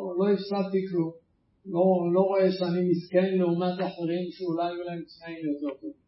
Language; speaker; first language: Hebrew; native; Hebrew